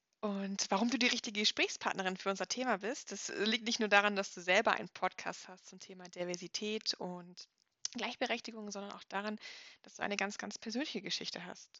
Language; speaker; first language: German; native; German